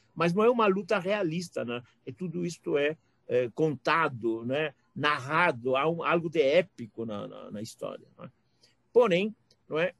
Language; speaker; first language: Portuguese; native; Portuguese